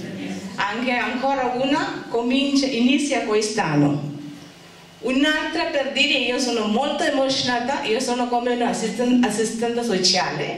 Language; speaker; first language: Italian; non-native, learner; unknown